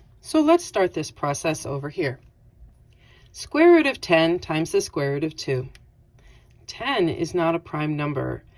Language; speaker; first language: English; native; English